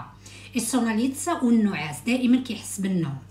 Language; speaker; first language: Arabic; native; Arabic